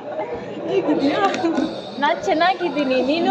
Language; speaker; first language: Kannada; non-native, learner; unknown